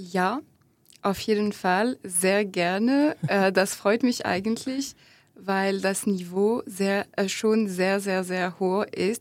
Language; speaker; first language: German; non-native, fluent; French